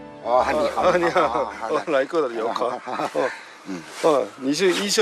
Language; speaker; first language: Chinese; non-native, learner; Korean